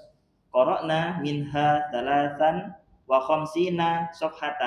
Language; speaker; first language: Arabic; non-native, learner; Indonesian